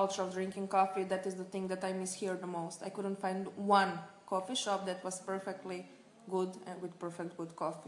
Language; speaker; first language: English; non-native, fluent; Croatian